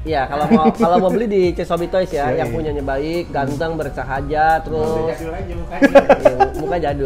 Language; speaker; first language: Indonesian; native; Indonesian